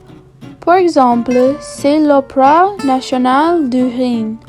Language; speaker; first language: French; non-native, learner; English